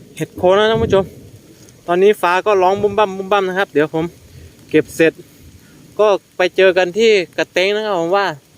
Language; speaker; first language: Thai; native; Thai